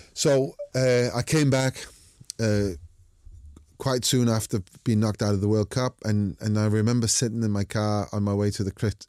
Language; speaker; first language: English; non-native, fluent; Danish